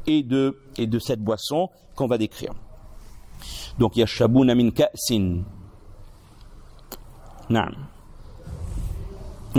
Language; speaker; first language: French; native; French